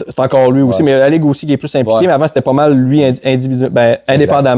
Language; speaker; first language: French; native; French